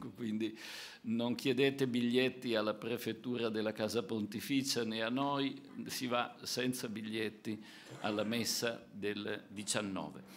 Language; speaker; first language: Italian; native; Italian